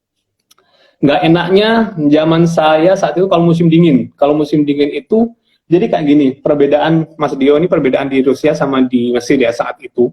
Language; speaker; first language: Indonesian; non-native, local second language; Javanese